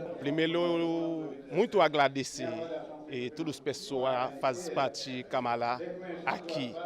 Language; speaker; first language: Portuguese; non-native, learner; Haitian Creole